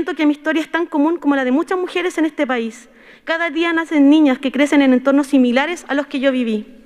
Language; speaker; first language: Spanish; native; Spanish